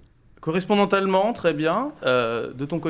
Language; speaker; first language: French; native; French